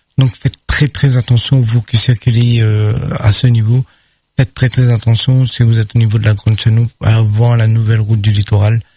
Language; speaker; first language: French; native; French